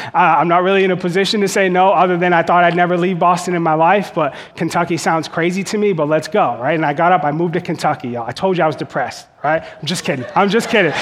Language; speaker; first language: English; native; English